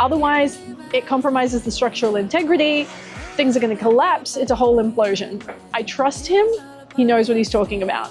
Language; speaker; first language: English; native; English